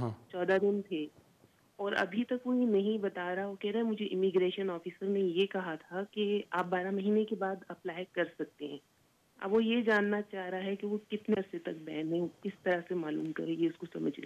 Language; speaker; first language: Hindi; native; Hindi